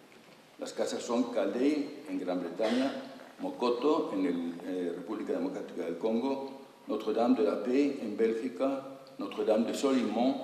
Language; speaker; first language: Spanish; native; Spanish